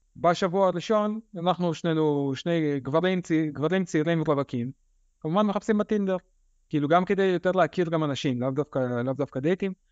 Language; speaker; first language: Hebrew; early bilingual, other home language; Russian